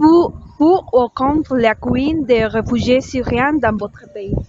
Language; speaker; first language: French; non-native, learner; Spanish